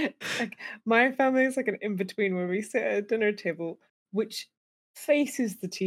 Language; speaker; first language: English; native; English